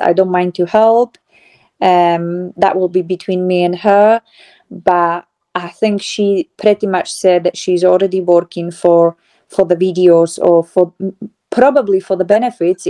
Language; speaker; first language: English; non-native, fluent; Slovak